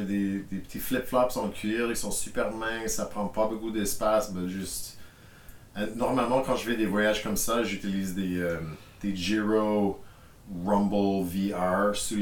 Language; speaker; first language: French; non-native, fluent; English